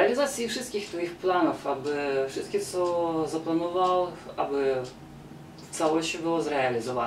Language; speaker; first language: Polish; non-native, learner; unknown